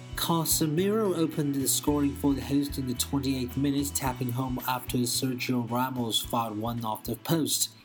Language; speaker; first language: English; non-native, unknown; Chinese